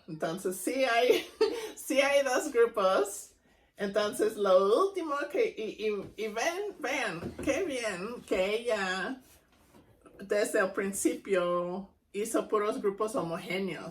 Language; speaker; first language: Spanish; non-native, fluent; English